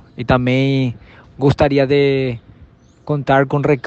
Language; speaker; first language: Portuguese; non-native, learner; Spanish